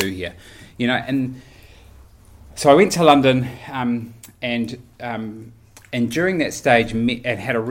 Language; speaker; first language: English; native; English